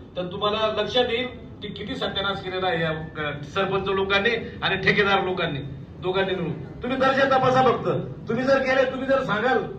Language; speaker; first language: Marathi; non-native, local second language; Lambadi